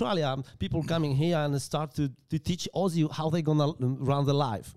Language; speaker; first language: English; non-native, learner; Polish